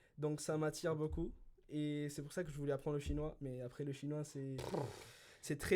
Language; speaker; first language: French; early bilingual, other home language; Spanish